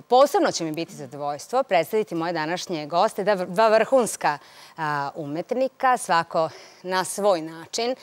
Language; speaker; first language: Serbian; native; Serbian